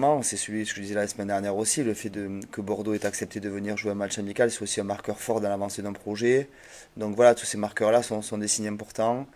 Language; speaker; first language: French; native; French